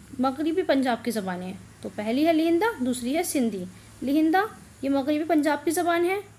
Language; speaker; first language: Urdu; native; Urdu